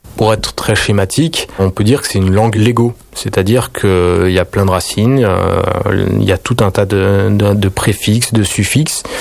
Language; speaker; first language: French; native; French